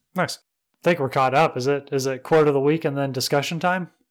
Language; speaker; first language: English; native; English